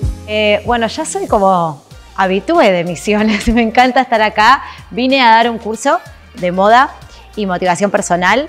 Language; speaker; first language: Spanish; native; Spanish